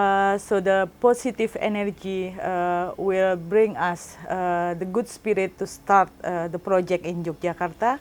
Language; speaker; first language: English; non-native, learner; Indonesian